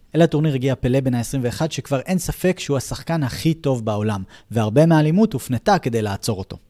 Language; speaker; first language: Hebrew; native; Hebrew